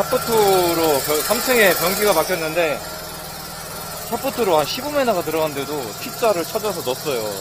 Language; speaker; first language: Korean; native; Korean